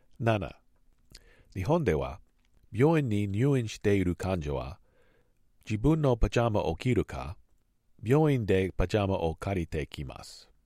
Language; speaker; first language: Japanese; non-native, learner; English